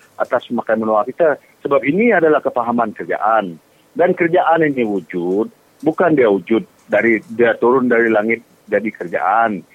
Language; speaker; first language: Malay; non-native, local second language; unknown